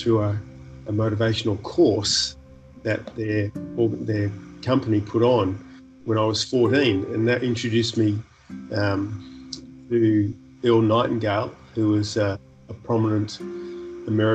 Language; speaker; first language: English; native; English